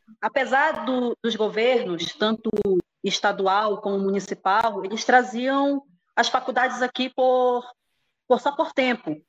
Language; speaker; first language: Portuguese; native; Portuguese